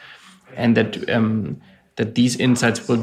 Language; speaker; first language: English; non-native, fluent; German